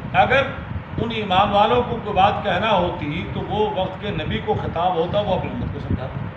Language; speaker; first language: Urdu; non-native, local second language; Punjabi